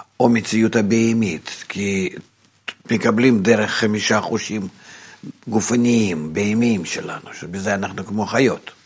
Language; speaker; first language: Hebrew; non-native, fluent; Russian